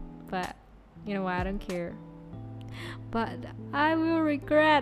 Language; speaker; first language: English; non-native, local second language; Chinese